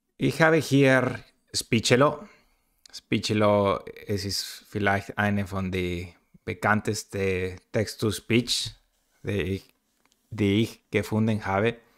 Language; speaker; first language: German; non-native, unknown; Spanish